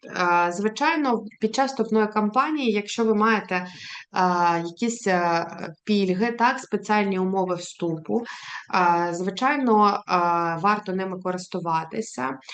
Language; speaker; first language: Ukrainian; native; Ukrainian